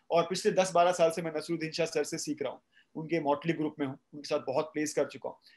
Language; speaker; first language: Hindi; native; Hindi